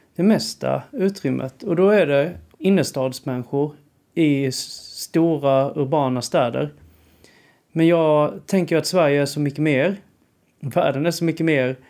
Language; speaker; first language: Swedish; native; Swedish